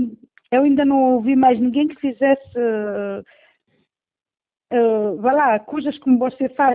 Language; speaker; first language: Portuguese; early bilingual, heritage; Portuguese